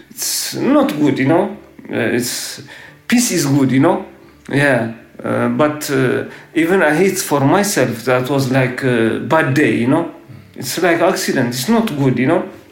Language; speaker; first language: English; non-native, learner; Tigrinya